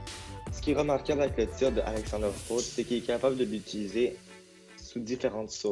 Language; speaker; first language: French; native; French